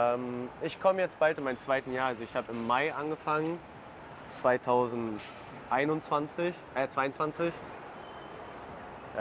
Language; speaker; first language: German; native; German